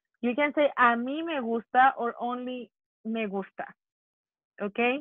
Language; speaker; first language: Spanish; non-native, fluent; English